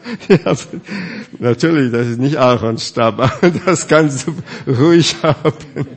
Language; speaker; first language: German; non-native, fluent; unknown